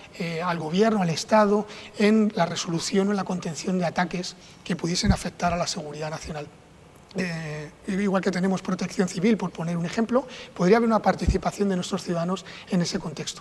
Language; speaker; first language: Spanish; native; Spanish